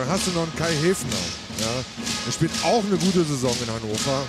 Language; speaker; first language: German; native; German